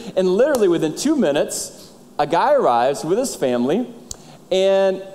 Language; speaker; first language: English; native; English